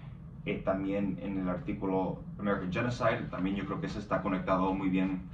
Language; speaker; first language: Spanish; non-native, fluent; English